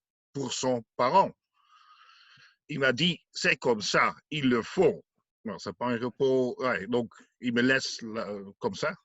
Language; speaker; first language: French; non-native, learner; Dutch